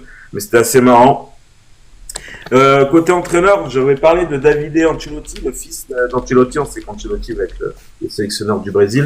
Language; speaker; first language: French; native; French